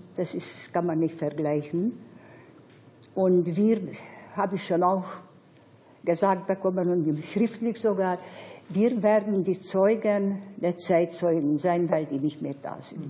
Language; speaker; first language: German; non-native, fluent; Hungarian